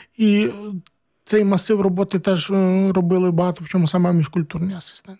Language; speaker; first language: Ukrainian; native; Ukrainian